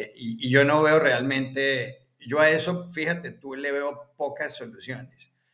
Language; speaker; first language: Spanish; native; Spanish